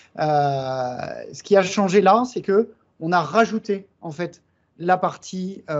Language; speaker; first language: French; native; French